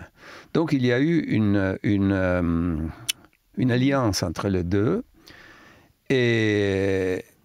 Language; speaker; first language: French; non-native, fluent; Italian